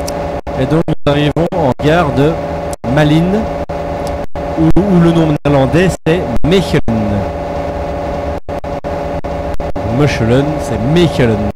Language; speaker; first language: French; native; French